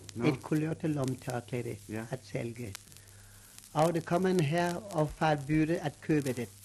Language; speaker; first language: Danish; non-native, fluent; English